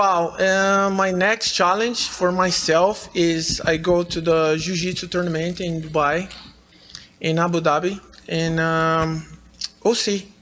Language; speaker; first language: English; non-native, learner; Portuguese